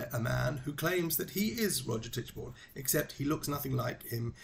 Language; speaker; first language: English; native; English